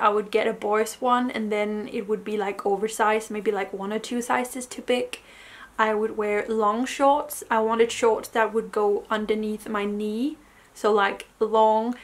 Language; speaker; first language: English; non-native, fluent; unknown